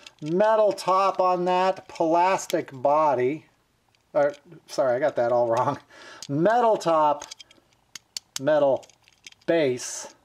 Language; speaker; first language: English; native; English